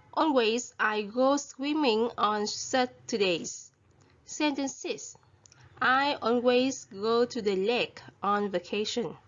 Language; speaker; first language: English; non-native, fluent; Vietnamese